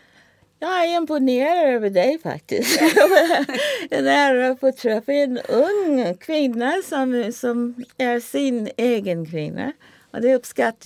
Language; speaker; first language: Swedish; non-native, fluent; English